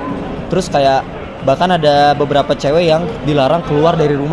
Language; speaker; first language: Indonesian; native; Indonesian